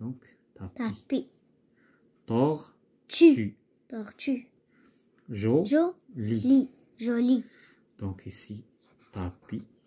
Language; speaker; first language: French; non-native, local second language; Arabic